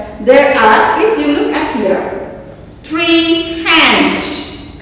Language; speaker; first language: English; non-native, learner; Indonesian